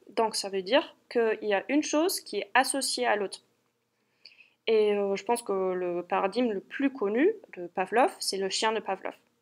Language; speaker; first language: French; non-native, fluent; German